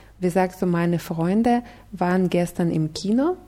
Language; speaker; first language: German; non-native, fluent; Russian